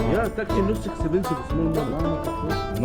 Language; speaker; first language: English; non-native, learner; Arabic